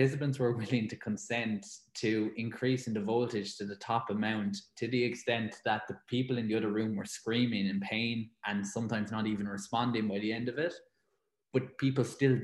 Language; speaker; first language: English; native; English